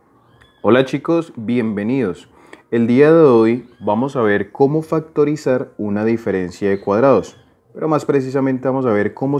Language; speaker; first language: Spanish; native; Spanish